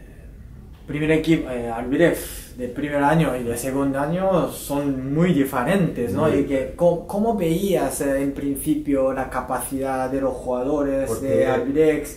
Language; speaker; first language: Spanish; non-native, fluent; Japanese